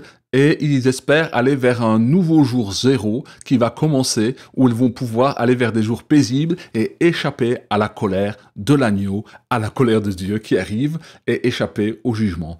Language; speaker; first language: French; native; French